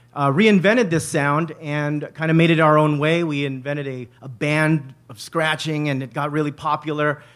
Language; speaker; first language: English; native; English